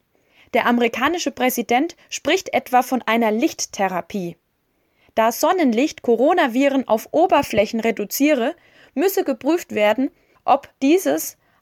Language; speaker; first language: German; native; German